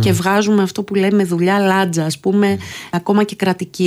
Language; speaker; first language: Greek; native; Greek